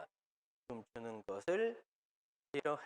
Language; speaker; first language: Korean; non-native, fluent; Spanish